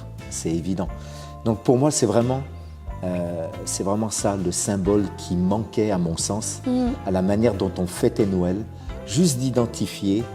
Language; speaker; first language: French; native; French